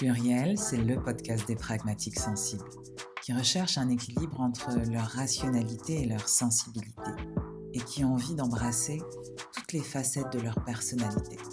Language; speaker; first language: French; native; French